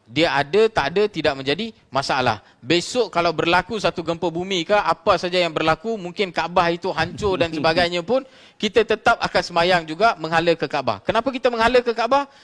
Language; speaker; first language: Malay; non-native, local second language; Tamil